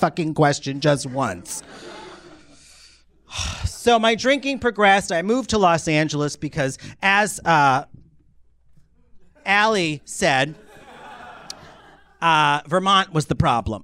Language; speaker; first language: English; native; English